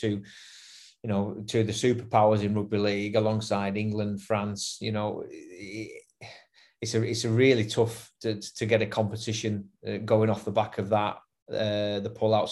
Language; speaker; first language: English; native; English